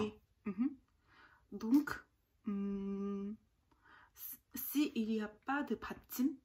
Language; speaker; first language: French; non-native, learner; Korean